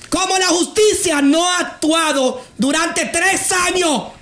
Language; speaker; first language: Spanish; native; Spanish